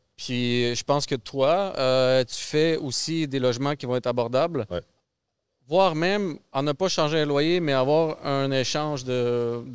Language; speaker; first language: French; early bilingual, other home language; Russian